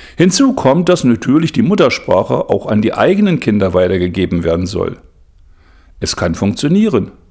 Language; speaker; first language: German; native; German